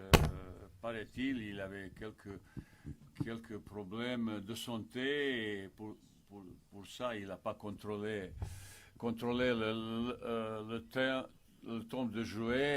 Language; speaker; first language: French; non-native, fluent; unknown